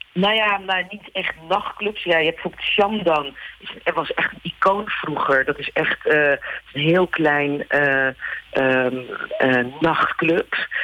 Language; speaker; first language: Dutch; early bilingual, other home language; Turkish